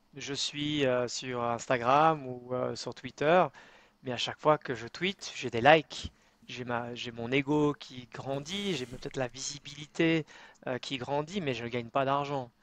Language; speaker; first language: French; native; French